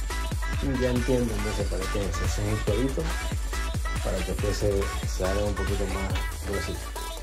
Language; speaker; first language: Spanish; native; Spanish